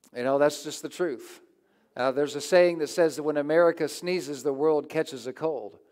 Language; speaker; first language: English; native; English